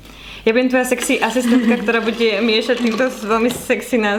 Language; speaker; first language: Slovak; native; Slovak